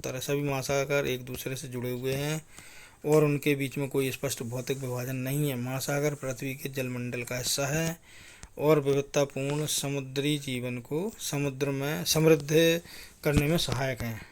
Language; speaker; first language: Hindi; native; Hindi